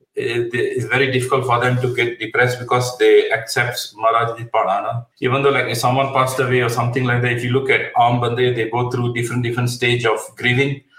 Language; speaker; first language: English; non-native, local second language; Punjabi